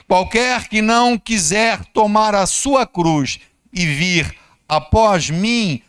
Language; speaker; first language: Portuguese; native; Portuguese